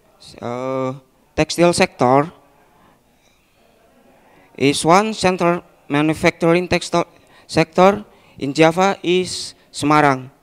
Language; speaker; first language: English; non-native, learner; Indonesian